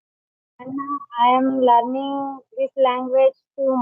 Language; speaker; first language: English; non-native, learner; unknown